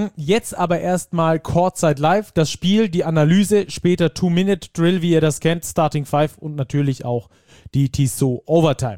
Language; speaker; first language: German; native; German